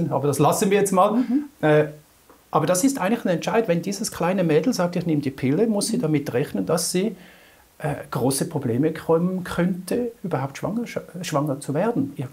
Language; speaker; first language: German; native; German